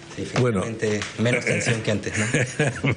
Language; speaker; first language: Spanish; native; Spanish